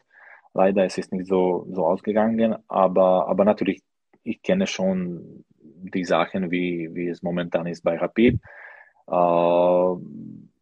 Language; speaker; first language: German; non-native, learner; Slovak